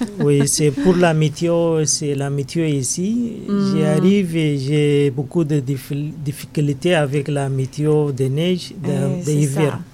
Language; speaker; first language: French; non-native, learner; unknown